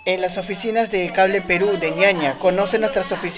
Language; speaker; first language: Spanish; native; Spanish